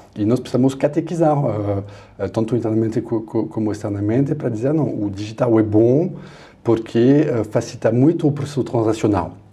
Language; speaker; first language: Portuguese; non-native, fluent; French